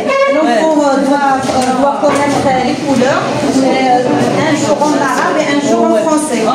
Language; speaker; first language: French; non-native, local second language; Arabic